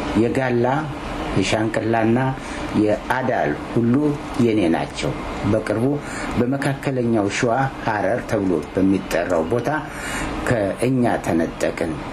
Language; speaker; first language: Amharic; native; Amharic